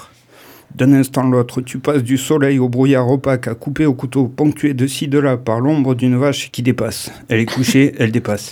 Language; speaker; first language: French; native; French